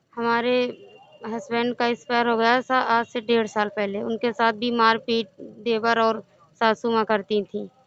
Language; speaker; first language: Hindi; native; Hindi